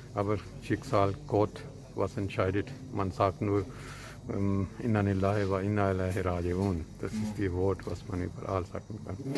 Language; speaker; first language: German; non-native, learner; Urdu